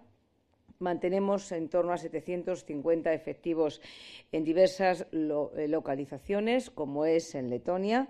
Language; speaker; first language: Spanish; native; Spanish